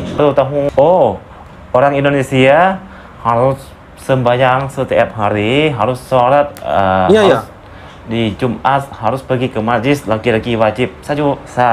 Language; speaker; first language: Indonesian; non-native, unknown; Lao